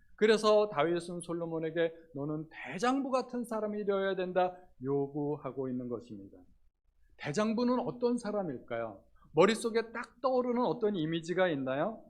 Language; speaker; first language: Korean; native; Korean